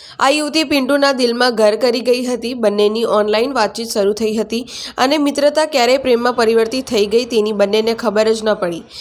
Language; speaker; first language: Gujarati; native; Gujarati